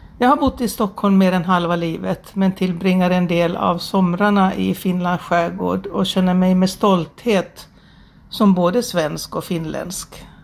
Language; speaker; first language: Swedish; native; Swedish